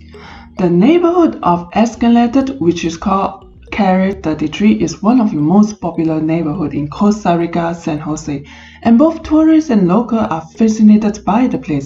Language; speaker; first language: English; non-native, fluent; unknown